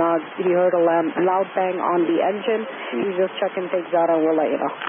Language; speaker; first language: English; native; English